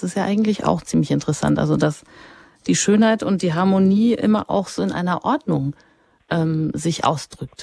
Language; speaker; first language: German; native; German